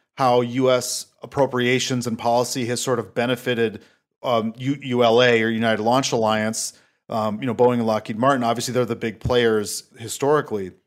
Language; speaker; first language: English; native; English